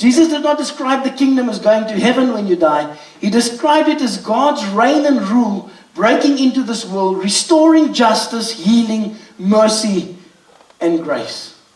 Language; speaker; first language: English; non-native, local second language; Afrikaans